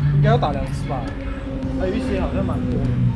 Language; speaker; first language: Chinese; native; Chinese